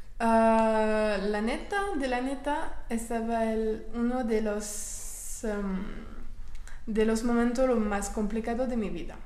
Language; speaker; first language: Spanish; non-native, learner; French